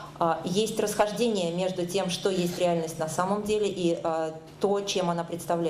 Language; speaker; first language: Russian; native; Russian